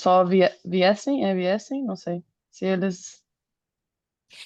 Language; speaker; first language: Portuguese; non-native, fluent; German